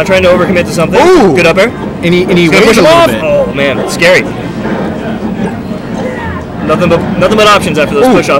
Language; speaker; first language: English; native; English